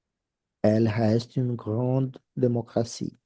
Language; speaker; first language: French; non-native, fluent; Portuguese